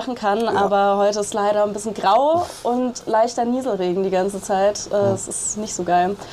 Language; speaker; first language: German; native; German